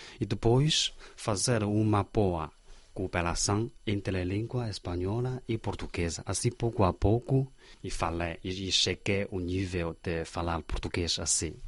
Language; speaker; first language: Portuguese; non-native, learner; Chinese